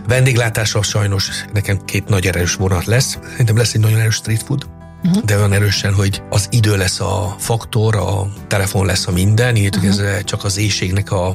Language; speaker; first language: Hungarian; non-native, fluent; Italian